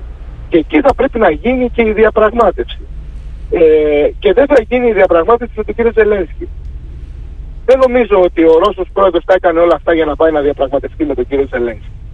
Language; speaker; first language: Greek; native; Greek